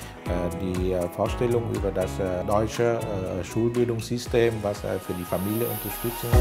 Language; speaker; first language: German; non-native, fluent; Vietnamese